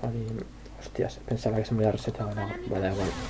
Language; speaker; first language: Spanish; native; Spanish